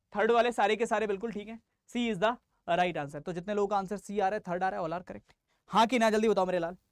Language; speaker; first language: Hindi; native; Hindi